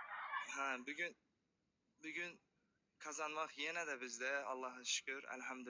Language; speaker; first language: Turkish; non-native, learner; Kazakh